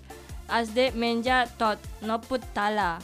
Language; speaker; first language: Catalan; non-native, learner; Indonesian